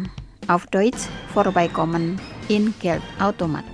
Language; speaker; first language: German; non-native, fluent; Indonesian